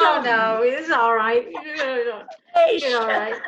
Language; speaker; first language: English; native; English